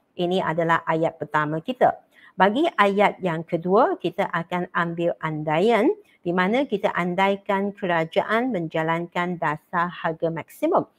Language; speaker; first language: Malay; non-native, local second language; Chinese